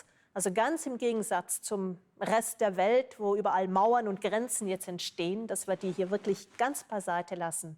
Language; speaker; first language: German; native; German